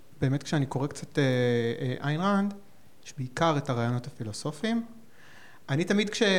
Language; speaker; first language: Hebrew; native; Hebrew